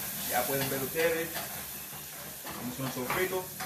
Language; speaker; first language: Spanish; native; Spanish